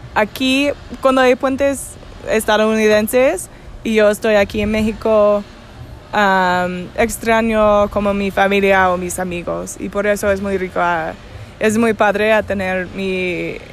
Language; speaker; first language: Spanish; non-native, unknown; English